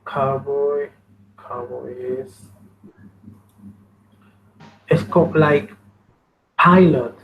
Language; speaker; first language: English; non-native, learner; Spanish